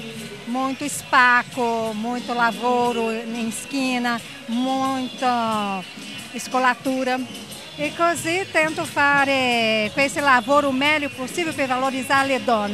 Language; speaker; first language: Italian; non-native, learner; Portuguese